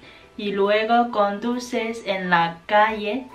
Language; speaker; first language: Spanish; non-native, fluent; Chinese